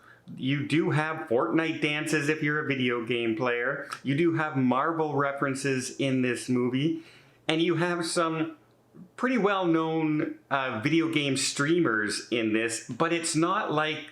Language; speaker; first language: English; native; English